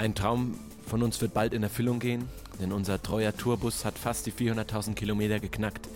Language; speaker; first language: German; native; German